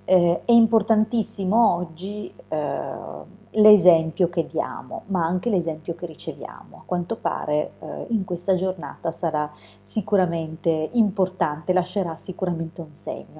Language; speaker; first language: Italian; native; Italian